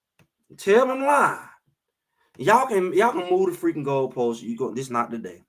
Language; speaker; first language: English; native; English